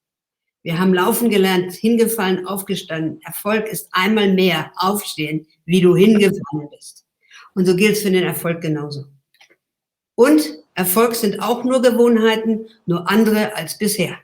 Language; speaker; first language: German; native; German